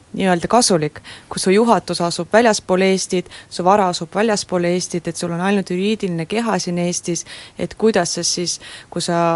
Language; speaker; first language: Estonian; non-native, local second language; Russian